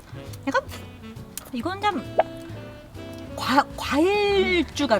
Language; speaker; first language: Korean; native; Korean